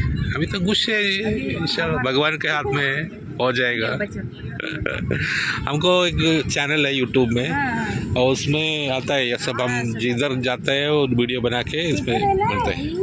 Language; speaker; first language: Hindi; non-native, local second language; Malayalam